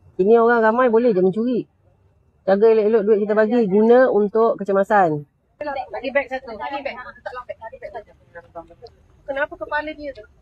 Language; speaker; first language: Malay; native; Malay